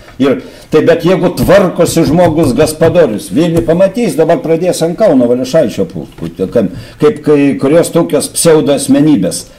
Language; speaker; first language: Lithuanian; native; Lithuanian